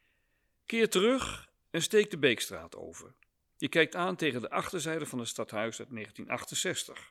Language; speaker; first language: Dutch; native; Dutch